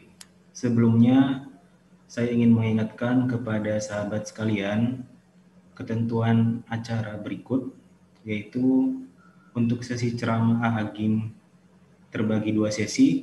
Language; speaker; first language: Indonesian; native; Indonesian